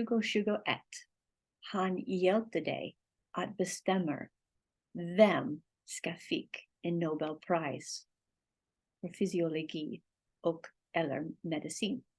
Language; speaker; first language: Swedish; non-native, learner; English